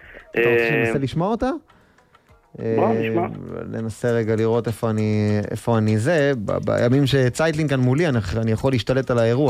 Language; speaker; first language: Hebrew; native; Hebrew